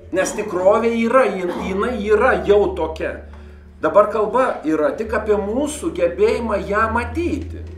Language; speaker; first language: Lithuanian; native; Lithuanian